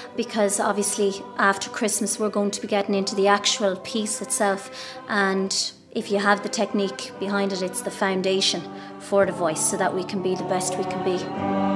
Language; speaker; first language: English; native; English